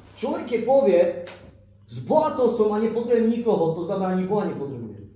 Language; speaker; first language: Slovak; non-native, local second language; Romany